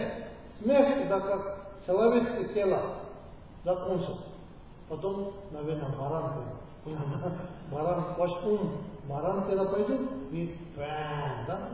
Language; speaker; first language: Russian; non-native, learner; Tibetan